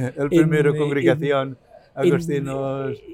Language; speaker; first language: Spanish; non-native, learner; Cebuano